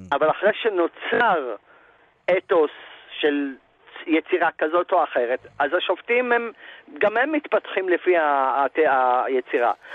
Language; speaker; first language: Hebrew; native; Hebrew